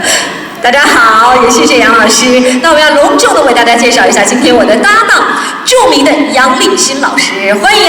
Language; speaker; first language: Chinese; native; Chinese